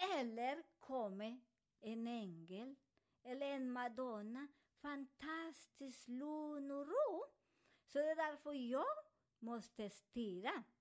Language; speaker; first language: Swedish; non-native, fluent; Spanish